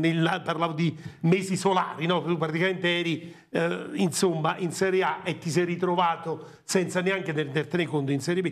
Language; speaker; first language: Italian; native; Italian